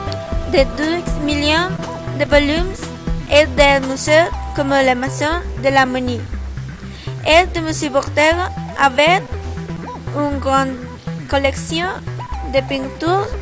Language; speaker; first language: French; non-native, learner; Spanish